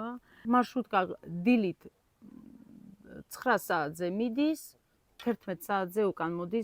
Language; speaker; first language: Georgian; non-native, local second language; Armenian